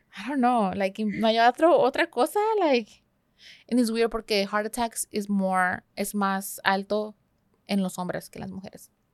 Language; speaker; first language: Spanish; early bilingual, heritage; Spanish